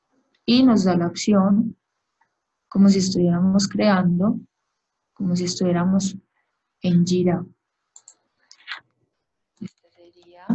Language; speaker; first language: Spanish; native; Spanish